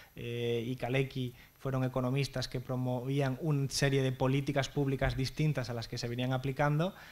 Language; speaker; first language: Spanish; native; Spanish